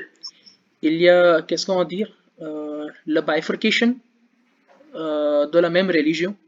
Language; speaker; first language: French; non-native, learner; Hindi